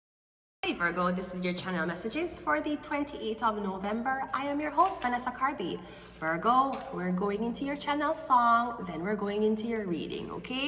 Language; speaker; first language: English; native; English